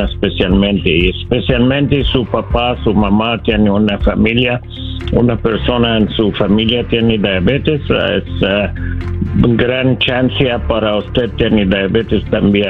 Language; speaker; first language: Spanish; non-native, learner; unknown